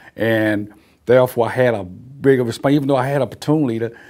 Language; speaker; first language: English; native; English